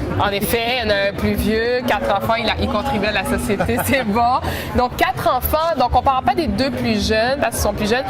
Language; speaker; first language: French; native; French